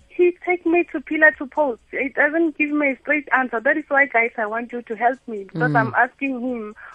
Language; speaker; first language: English; non-native, local second language; Northern Sotho